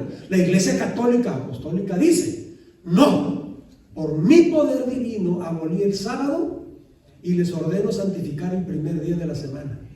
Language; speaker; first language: Spanish; native; Spanish